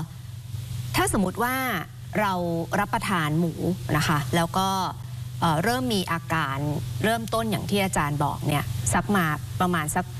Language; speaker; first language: Thai; native; Thai